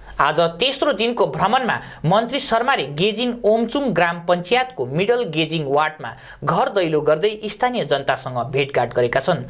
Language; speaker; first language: Nepali; native; Nepali